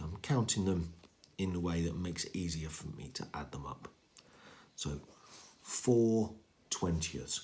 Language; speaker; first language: English; native; English